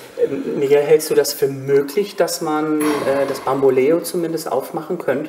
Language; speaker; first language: German; native; German